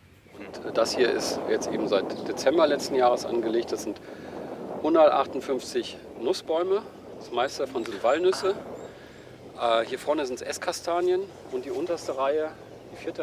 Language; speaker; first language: German; native; German